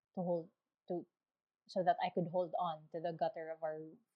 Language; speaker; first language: English; non-native, local second language; Waray